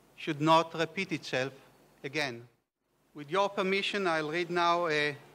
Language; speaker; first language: English; non-native, fluent; Hebrew